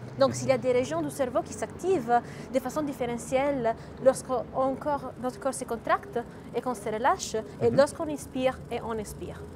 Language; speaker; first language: French; non-native, fluent; Italian